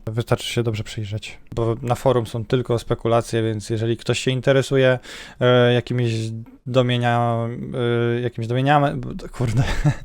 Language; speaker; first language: Polish; native; Polish